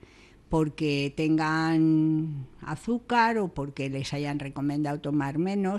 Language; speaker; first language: Spanish; native; Spanish